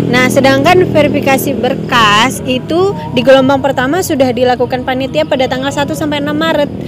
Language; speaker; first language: Indonesian; non-native, local second language; Banjar